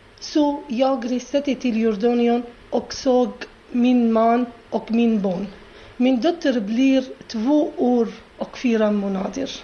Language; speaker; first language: Swedish; non-native, learner; Arabic